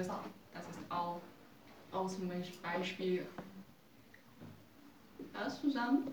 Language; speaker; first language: German; non-native, learner; Chinese